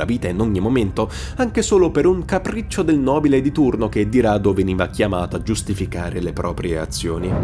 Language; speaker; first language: Italian; native; Italian